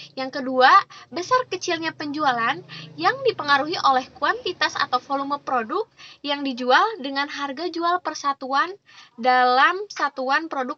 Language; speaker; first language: Indonesian; native; Indonesian